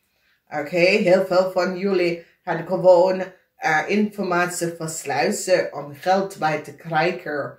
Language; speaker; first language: Dutch; non-native, fluent; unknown